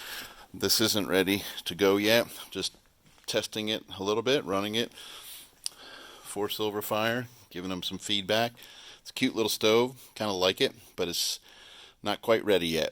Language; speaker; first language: English; native; English